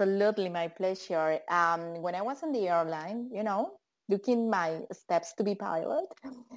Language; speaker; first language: English; non-native, fluent; Spanish